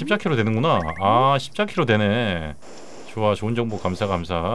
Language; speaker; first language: Korean; native; Korean